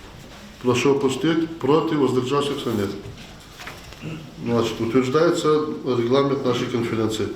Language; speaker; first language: Russian; non-native, local second language; Lezghian